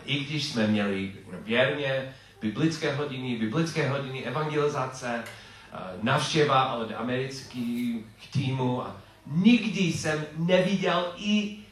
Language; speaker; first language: Czech; non-native, fluent; English